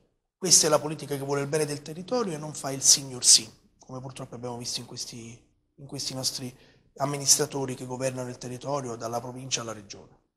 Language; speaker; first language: Italian; native; Italian